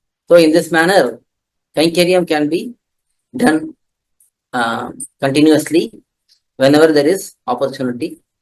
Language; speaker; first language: English; non-native, local second language; Tamil